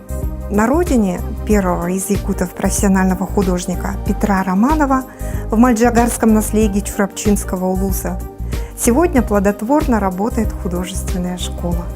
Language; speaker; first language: Russian; native; Russian